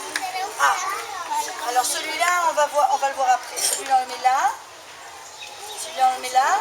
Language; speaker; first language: French; native; French